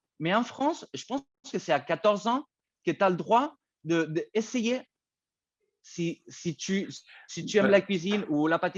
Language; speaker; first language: French; non-native, fluent; Spanish